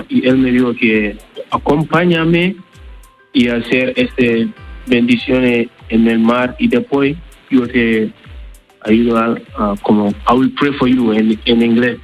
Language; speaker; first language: Spanish; non-native, learner; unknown